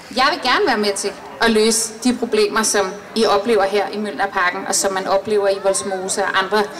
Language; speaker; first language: Danish; native; Danish